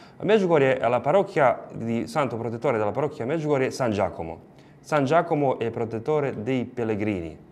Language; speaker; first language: Italian; non-native, fluent; Croatian